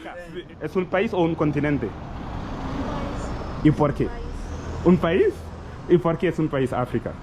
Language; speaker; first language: Spanish; non-native, local second language; French